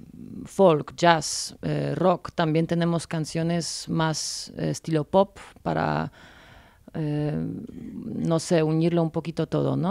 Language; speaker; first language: Spanish; non-native, fluent; Polish